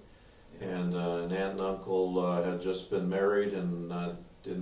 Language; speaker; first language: English; native; English